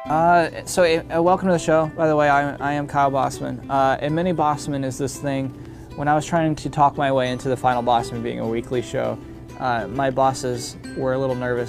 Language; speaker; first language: English; native; English